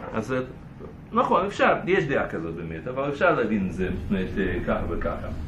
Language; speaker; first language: Hebrew; non-native, fluent; Russian